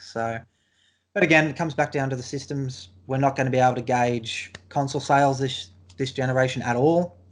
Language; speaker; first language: English; native; English